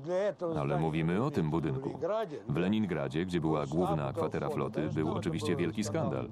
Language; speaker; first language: Polish; native; Polish